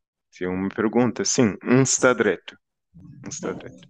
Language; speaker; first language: Portuguese; non-native, fluent; English